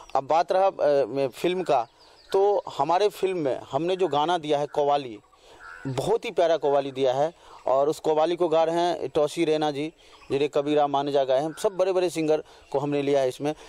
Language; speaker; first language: Hindi; non-native, local second language; Maithili